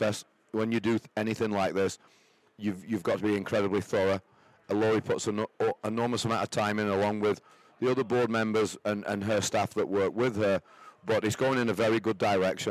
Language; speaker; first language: English; native; English